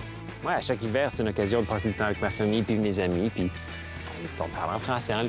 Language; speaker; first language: French; native; French